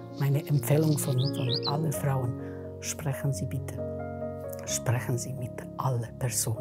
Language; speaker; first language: German; non-native, fluent; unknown